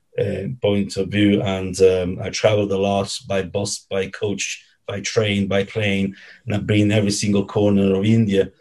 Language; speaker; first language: English; non-native, fluent; Italian